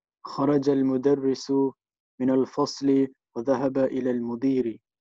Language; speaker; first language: Arabic; non-native, learner; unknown